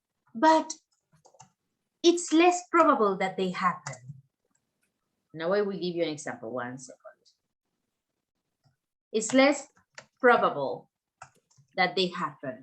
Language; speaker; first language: English; non-native, fluent; Spanish